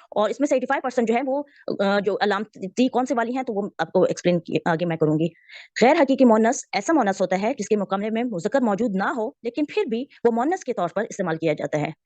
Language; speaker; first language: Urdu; native; Urdu